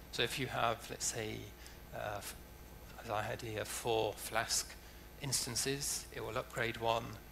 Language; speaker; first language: English; native; English